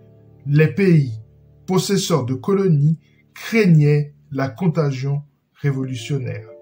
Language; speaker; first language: French; non-native, local second language; Haitian Creole